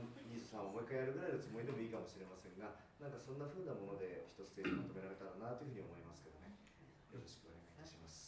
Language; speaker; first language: Japanese; native; Japanese